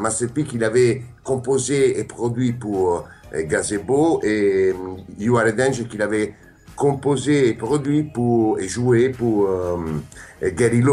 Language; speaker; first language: French; non-native, fluent; Italian